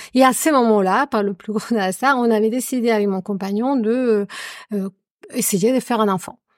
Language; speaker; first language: French; non-native, fluent; Spanish